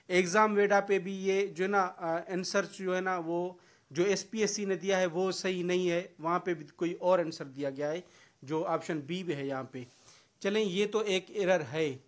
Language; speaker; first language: Urdu; non-native, local second language; Sindhi